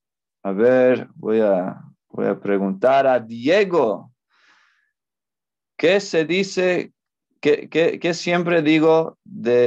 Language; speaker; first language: Spanish; non-native, fluent; English